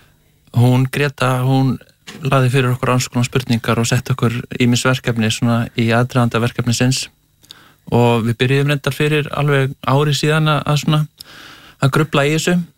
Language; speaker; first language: Icelandic; native; Icelandic